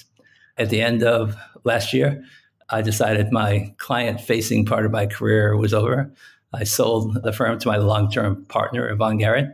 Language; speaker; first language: English; native; English